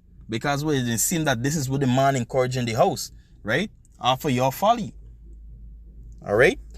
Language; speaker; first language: English; native; English